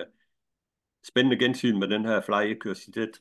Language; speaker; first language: Danish; native; Danish